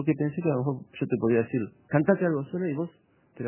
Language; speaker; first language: Spanish; native; Spanish